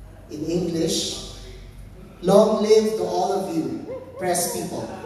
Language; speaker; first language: English; non-native, local second language; Filipino